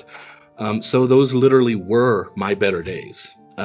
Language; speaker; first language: English; native; English